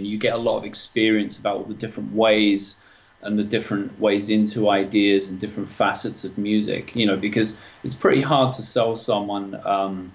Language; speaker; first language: English; native; English